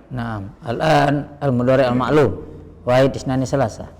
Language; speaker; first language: Arabic; non-native, fluent; Indonesian